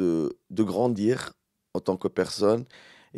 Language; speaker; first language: French; non-native, local second language; Arabic